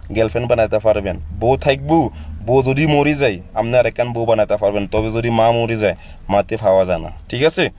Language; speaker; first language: Bangla; non-native, fluent; Zulu